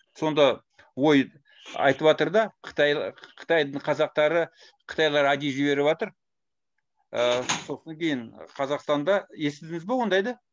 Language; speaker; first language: Kazakh; non-native, fluent; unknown